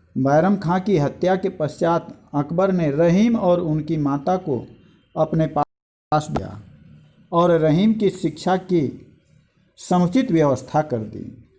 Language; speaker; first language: Hindi; native; Hindi